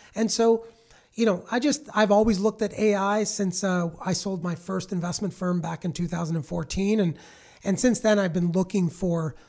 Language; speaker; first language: English; native; English